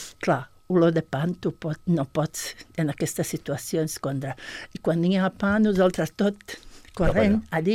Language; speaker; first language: Catalan; non-native, fluent; Bosnian